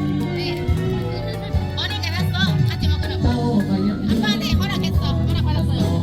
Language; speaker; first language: Korean; non-native, learner; Lao